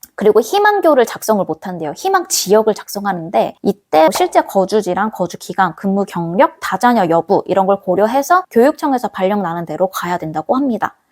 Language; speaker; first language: Korean; native; Korean